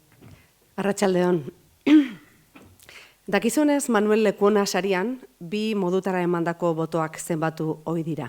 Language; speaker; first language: Basque; native; Basque